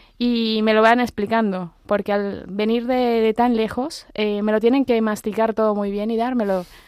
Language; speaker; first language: Spanish; native; Spanish